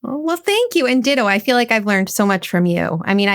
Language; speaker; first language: English; native; English